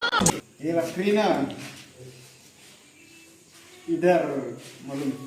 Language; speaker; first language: Hindi; non-native, local second language; Khasi